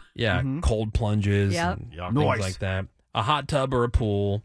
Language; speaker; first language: English; native; English